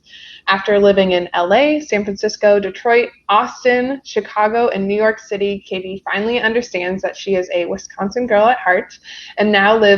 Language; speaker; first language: English; native; English